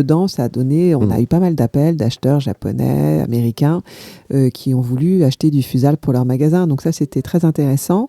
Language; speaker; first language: French; native; French